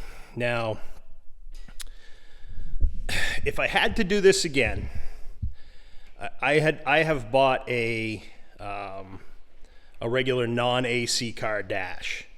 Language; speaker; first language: English; native; English